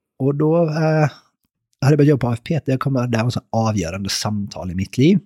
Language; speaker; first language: Swedish; early bilingual, other home language; Persian